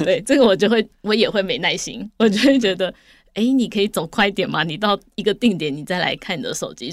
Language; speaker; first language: Chinese; native; Chinese